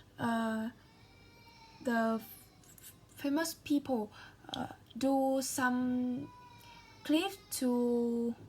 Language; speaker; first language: English; non-native, learner; Vietnamese